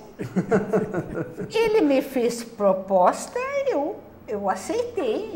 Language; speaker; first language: Portuguese; non-native, local second language; German